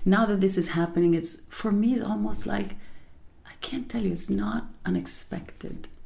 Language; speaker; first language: English; non-native, fluent; Italian